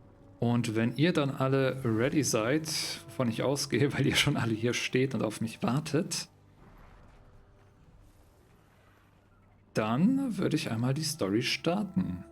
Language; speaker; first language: German; native; German